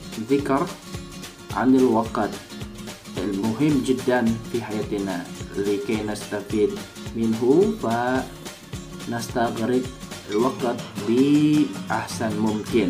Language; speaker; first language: Arabic; non-native, fluent; Indonesian